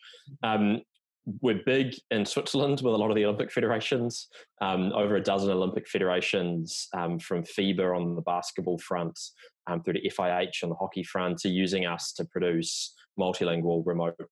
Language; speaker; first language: English; native; English